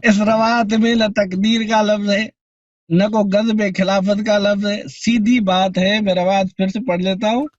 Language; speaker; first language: Urdu; non-native, local second language; Sindhi